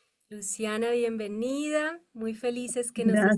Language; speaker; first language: Spanish; native; Spanish